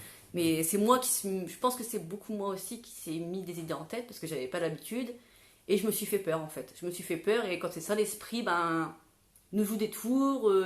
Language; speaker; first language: French; native; French